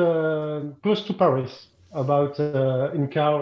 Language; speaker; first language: English; non-native, fluent; French